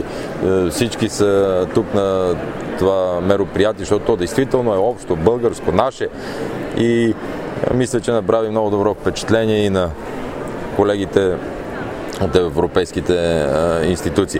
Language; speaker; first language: Bulgarian; native; Bulgarian